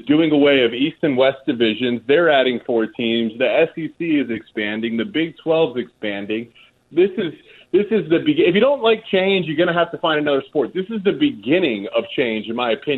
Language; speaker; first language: English; native; English